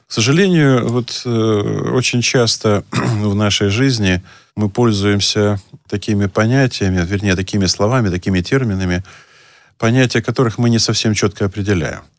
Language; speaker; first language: Russian; native; Russian